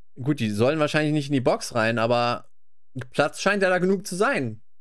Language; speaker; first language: German; native; German